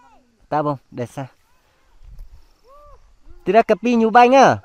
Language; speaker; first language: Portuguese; non-native, learner; Vietnamese